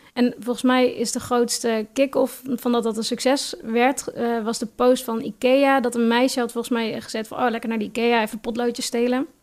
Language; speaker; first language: Dutch; native; Dutch